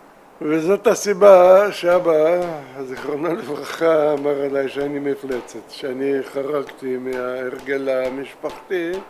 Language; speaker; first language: Hebrew; non-native, fluent; Russian